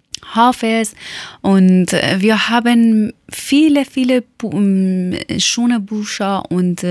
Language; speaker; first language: German; non-native, learner; Persian